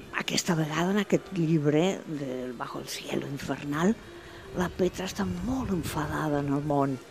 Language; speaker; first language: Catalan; non-native, local second language; Spanish